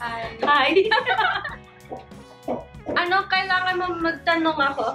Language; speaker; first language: Filipino; early bilingual, heritage; English